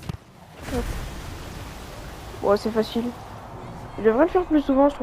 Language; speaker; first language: French; native; French